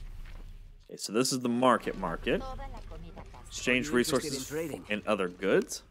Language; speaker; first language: English; native; English